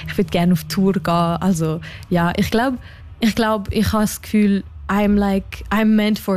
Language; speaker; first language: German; non-native, local second language; French